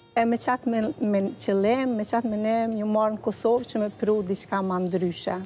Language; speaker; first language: Albanian; early bilingual, heritage; Albanian